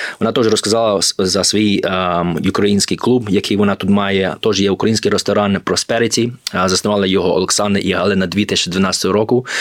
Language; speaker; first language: Ukrainian; early bilingual, heritage; Ukrainian